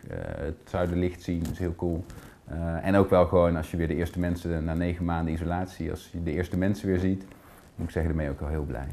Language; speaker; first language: Dutch; native; Dutch